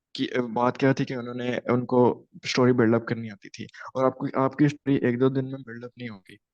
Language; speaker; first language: Urdu; non-native, local second language; Punjabi